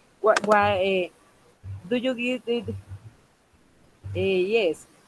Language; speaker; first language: English; non-native, local second language; Spanish